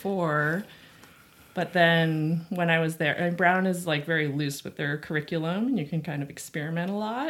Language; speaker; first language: English; native; English